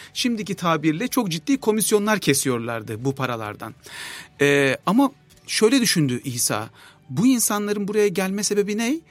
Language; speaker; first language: Turkish; native; Turkish